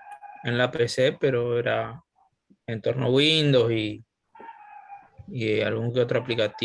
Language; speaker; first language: Spanish; native; Spanish